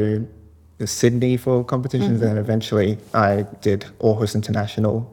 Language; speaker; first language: English; native; English